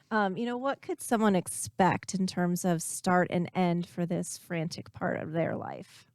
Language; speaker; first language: English; native; English